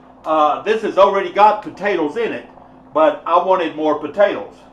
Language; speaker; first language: English; native; English